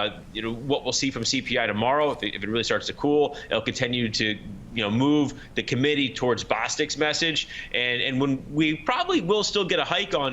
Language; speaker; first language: English; native; English